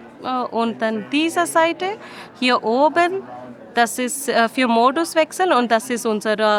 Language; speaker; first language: German; non-native, learner; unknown